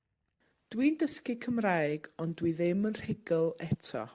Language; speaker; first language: Welsh; non-native, learner; English